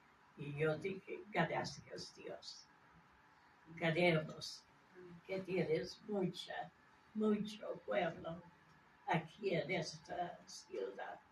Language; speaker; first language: Spanish; non-native, fluent; English